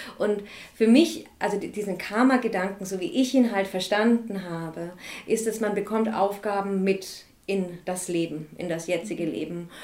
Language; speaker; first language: German; native; German